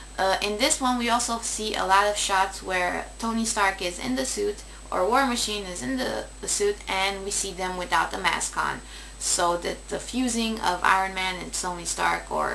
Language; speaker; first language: English; native; English